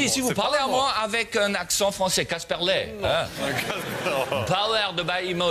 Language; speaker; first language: French; non-native, learner; German